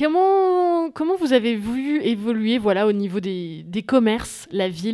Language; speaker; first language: French; native; French